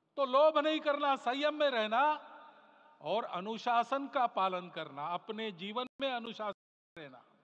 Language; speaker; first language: Hindi; non-native, local second language; Marathi